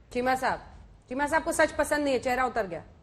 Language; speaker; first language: Hindi; native; Hindi